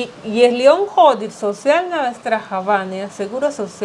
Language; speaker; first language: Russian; non-native, learner; Spanish